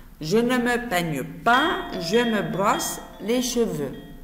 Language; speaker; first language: French; non-native, fluent; Arabic